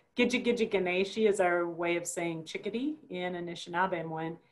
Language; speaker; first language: English; native; English